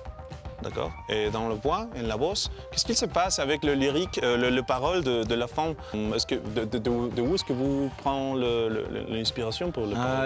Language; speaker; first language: French; non-native, learner; Spanish